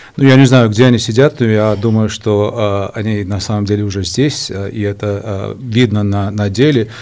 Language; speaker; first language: Russian; non-native, local second language; Georgian